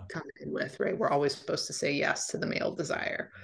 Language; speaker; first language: English; native; English